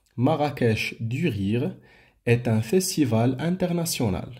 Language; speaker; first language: French; non-native, local second language; Arabic